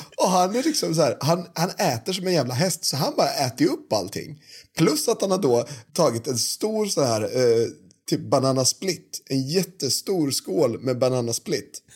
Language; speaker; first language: Swedish; native; Swedish